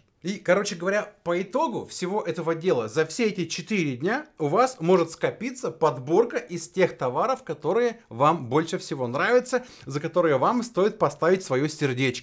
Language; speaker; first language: Russian; native; Russian